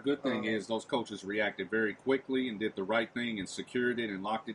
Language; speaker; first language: English; native; English